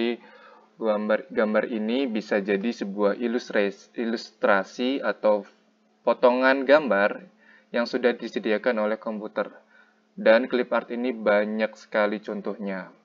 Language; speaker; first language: Indonesian; native; Indonesian